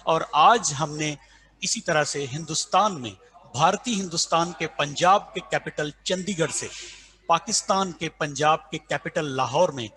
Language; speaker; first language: Hindi; non-native, local second language; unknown